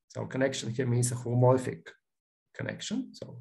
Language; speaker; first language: English; non-native, fluent; Bulgarian